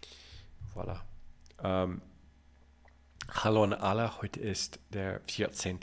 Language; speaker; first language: German; non-native, learner; English